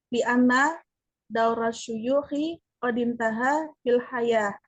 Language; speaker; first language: Arabic; non-native, learner; Indonesian